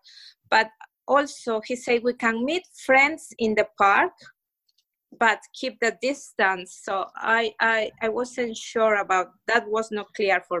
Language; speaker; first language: English; non-native, fluent; Spanish